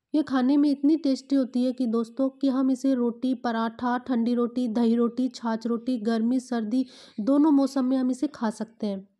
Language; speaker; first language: Hindi; native; Hindi